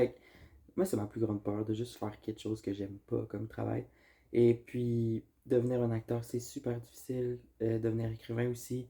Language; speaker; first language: French; native; French